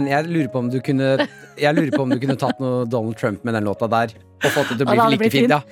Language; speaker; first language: Norwegian; native; Norwegian